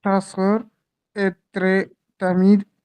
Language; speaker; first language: French; non-native, learner; Hindi